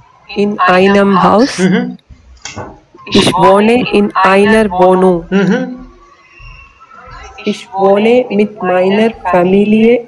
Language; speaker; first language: German; non-native, learner; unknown